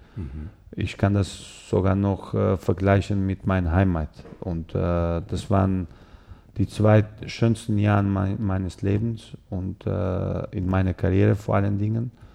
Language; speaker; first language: German; non-native, fluent; Albanian